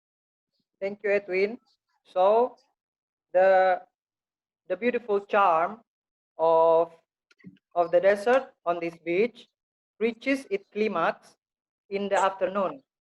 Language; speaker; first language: English; non-native, learner; Indonesian